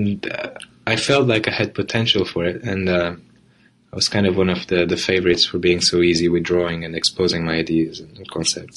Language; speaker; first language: English; non-native, fluent; Portuguese